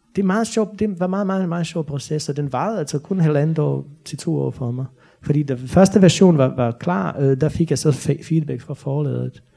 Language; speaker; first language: Danish; non-native, fluent; Bosnian